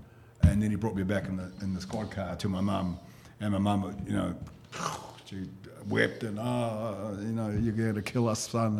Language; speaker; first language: English; native; English